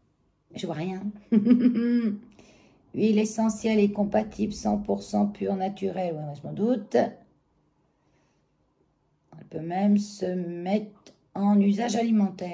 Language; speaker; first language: French; native; French